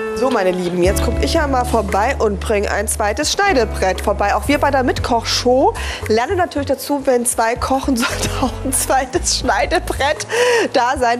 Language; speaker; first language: German; native; German